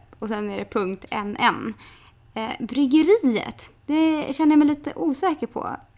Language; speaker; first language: Swedish; native; Swedish